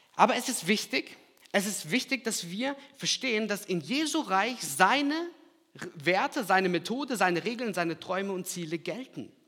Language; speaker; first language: German; early bilingual, other home language; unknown